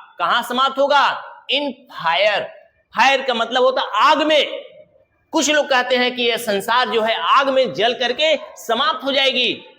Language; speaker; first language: Hindi; native; Hindi